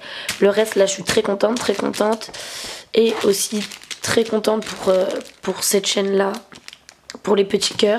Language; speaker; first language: French; native; French